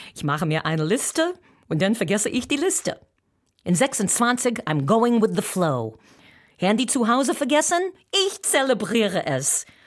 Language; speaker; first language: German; non-native, fluent; English